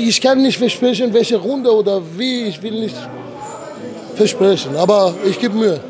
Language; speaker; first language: German; non-native, fluent; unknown